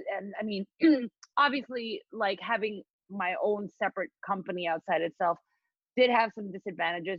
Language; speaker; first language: English; non-native, local second language; Filipino